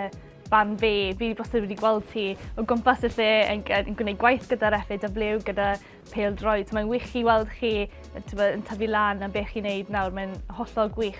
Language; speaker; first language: Welsh; native; Welsh